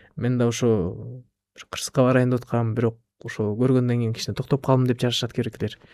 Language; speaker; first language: Kyrgyz; non-native, local second language; Russian